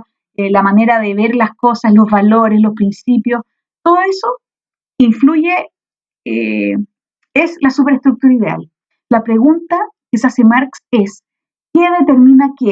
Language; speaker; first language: Spanish; native; Spanish